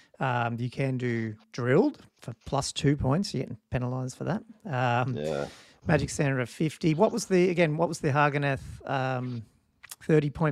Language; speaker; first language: English; native; English